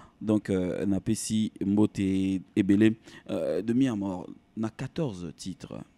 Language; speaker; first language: French; non-native, local second language; Lingala